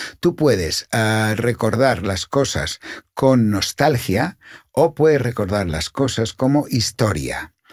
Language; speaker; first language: Spanish; non-native, local second language; Catalan